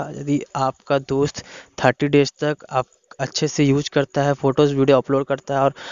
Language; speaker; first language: Hindi; non-native, local second language; Odia